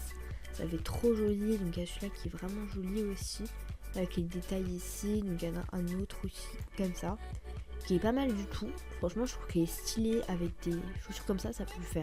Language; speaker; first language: French; native; French